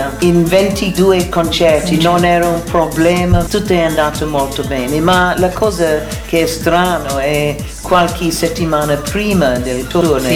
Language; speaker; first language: Italian; non-native, learner; English